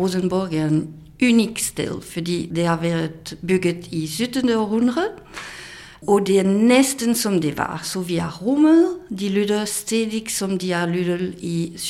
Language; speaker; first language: Danish; non-native, fluent; French